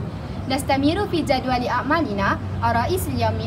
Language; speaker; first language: Arabic; non-native, learner; Malay